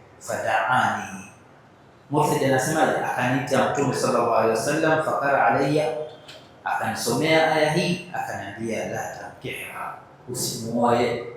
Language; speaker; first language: Swahili; native; Swahili